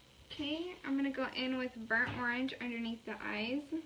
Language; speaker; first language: English; early bilingual, other home language; Spanish